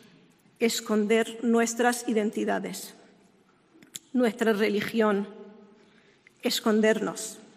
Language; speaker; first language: Spanish; non-native, fluent; Hebrew